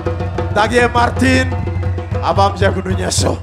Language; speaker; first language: Czech; non-native, learner; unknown